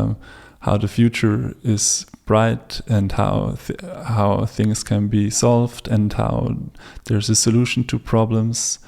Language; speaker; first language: English; non-native, fluent; German